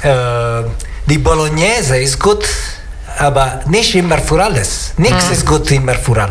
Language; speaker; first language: German; non-native, learner; Italian